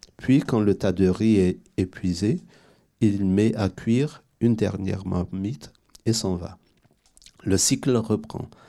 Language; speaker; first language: French; non-native, local second language; Malagasy